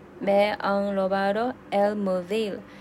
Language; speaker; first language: Spanish; non-native, learner; Chinese